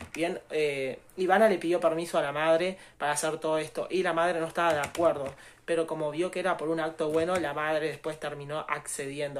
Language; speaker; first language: Spanish; native; Spanish